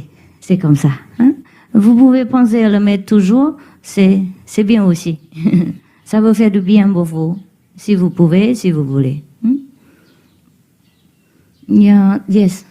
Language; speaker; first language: French; non-native, learner; Chinese